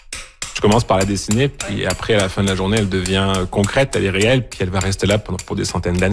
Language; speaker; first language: French; native; French